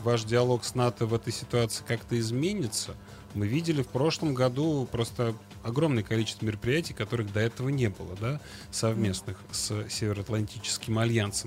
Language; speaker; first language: Russian; native; Russian